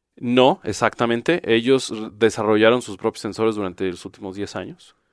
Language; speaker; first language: Spanish; native; Spanish